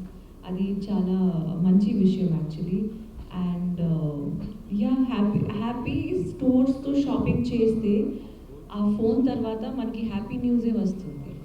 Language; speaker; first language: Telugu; non-native, learner; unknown